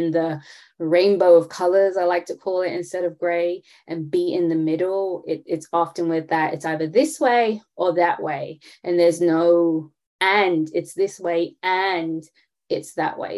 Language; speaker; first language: English; native; English